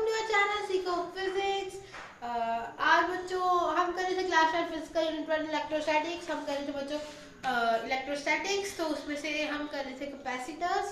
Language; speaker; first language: Hindi; native; Hindi